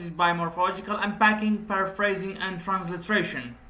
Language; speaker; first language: English; non-native, fluent; Arabic